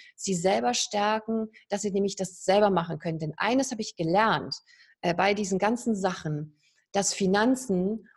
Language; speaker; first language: German; native; German